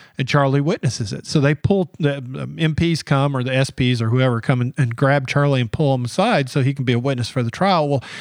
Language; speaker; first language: English; native; English